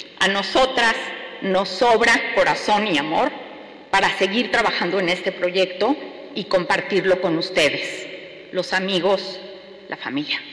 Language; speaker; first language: Spanish; native; Spanish